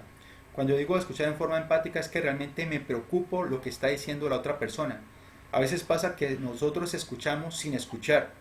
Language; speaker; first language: Spanish; native; Spanish